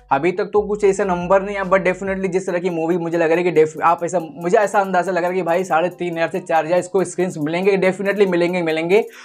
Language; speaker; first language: Hindi; native; Hindi